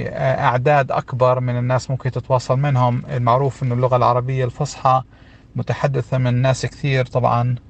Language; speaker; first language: Arabic; native; Arabic